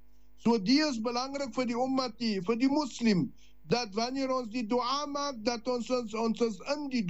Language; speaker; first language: Dutch; non-native, learner; Afrikaans